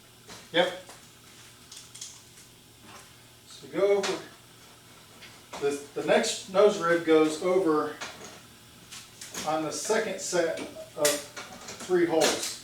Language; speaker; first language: English; native; English